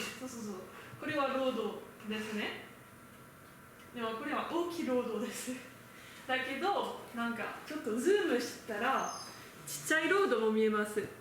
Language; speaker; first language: Japanese; non-native, learner; French